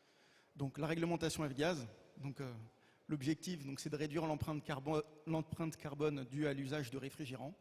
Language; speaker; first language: French; native; French